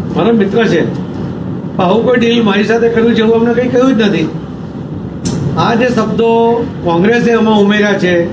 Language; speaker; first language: Gujarati; non-native, local second language; Marathi